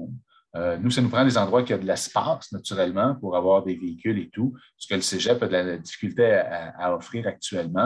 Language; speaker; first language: French; native; French